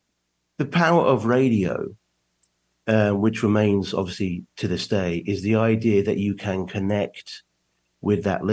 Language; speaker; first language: English; native; English